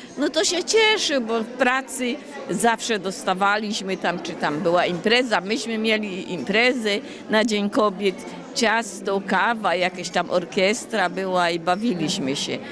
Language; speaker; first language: Polish; native; Polish